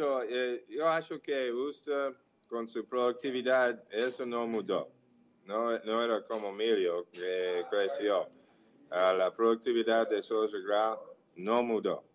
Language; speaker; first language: Portuguese; non-native, learner; English